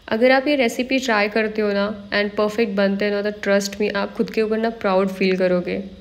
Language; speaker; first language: Hindi; non-native, local second language; Marathi